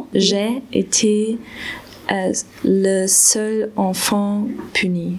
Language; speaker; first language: French; non-native, learner; German